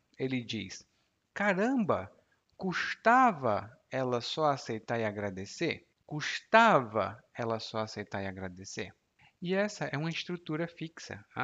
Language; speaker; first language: Portuguese; native; Portuguese